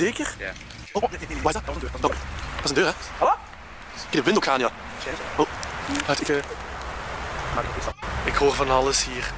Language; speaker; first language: Dutch; native; Dutch